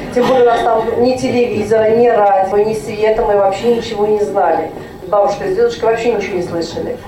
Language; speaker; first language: Russian; non-native, local second language; Tatar